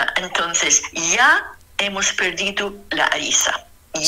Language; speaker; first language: Spanish; non-native, fluent; Arabic